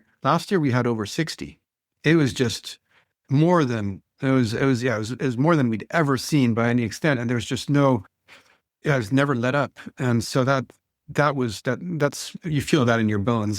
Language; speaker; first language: English; non-native, fluent; French